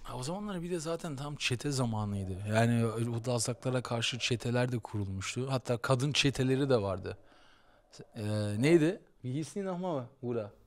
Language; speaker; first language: Turkish; early bilingual, heritage; Turkish